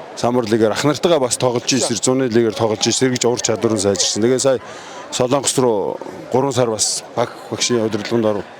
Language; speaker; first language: Mongolian; native; Mongolian